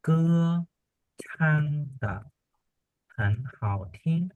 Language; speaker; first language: Chinese; non-native, fluent; Khmer